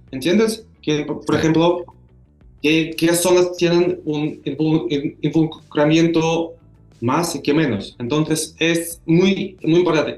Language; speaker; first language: Spanish; non-native, fluent; Russian